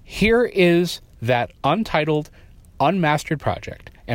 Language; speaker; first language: English; native; English